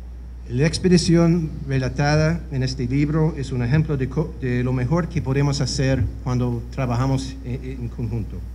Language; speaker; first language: Spanish; non-native, fluent; English